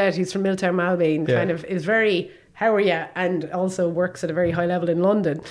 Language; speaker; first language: English; native; English